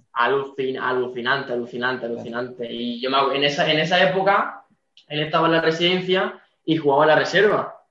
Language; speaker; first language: Spanish; native; Spanish